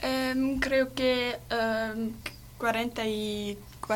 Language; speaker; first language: Spanish; non-native, learner; German